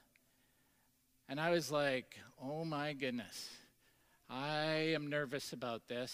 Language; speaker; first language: English; native; English